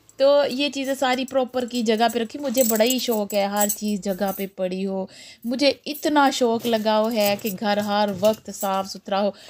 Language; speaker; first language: Urdu; non-native, local second language; Punjabi